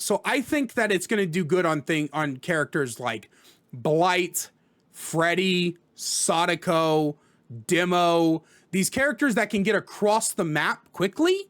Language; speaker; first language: English; native; English